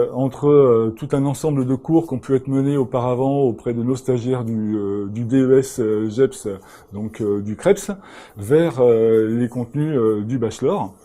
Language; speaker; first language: French; native; French